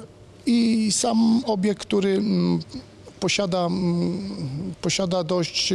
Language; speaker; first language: Polish; native; Polish